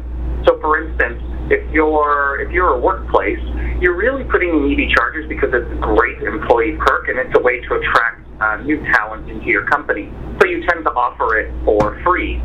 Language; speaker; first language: English; native; English